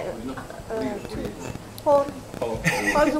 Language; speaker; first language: English; non-native, learner; French